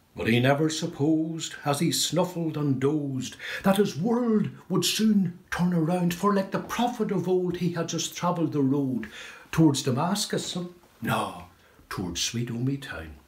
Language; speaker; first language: English; native; English